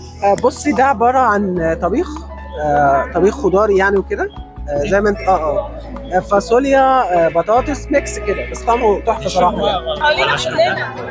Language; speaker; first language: Arabic; native; Arabic